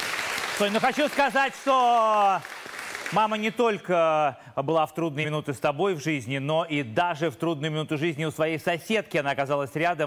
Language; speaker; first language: Russian; native; Russian